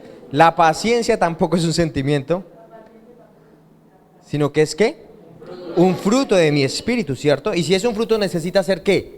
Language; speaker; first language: Spanish; native; Spanish